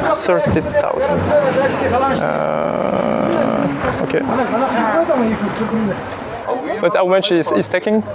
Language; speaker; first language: English; non-native, learner; French